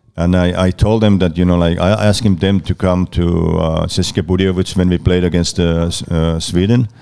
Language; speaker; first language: English; non-native, learner; Finnish